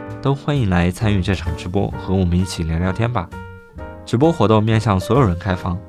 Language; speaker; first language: Chinese; native; Chinese